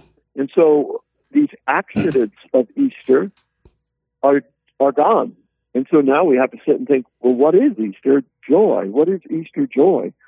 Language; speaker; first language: English; native; English